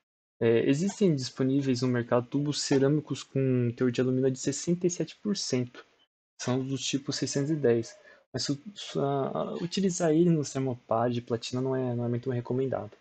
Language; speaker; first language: Portuguese; native; Portuguese